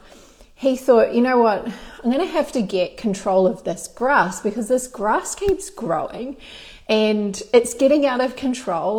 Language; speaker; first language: English; native; English